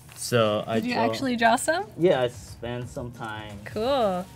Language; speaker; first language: English; non-native, local second language; Cantonese